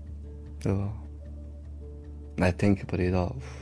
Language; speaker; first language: Swedish; early bilingual, other home language; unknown